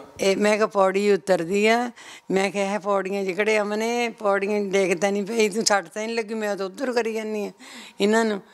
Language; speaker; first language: Punjabi; native; Punjabi